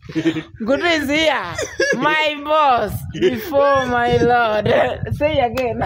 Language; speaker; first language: English; non-native, learner; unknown